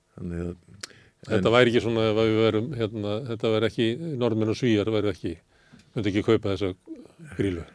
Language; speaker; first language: Icelandic; native; Icelandic